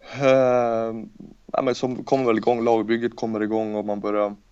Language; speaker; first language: Swedish; native; Swedish